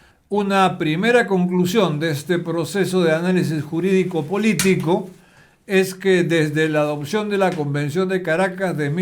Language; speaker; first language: Spanish; native; Spanish